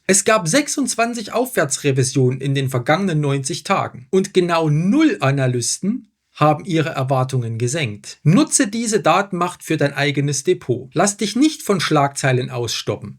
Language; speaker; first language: German; native; German